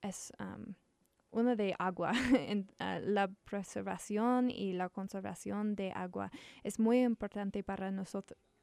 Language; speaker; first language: Spanish; non-native, learner; English